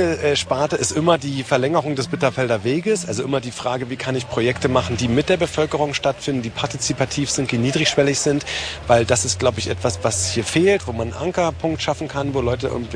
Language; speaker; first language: German; native; German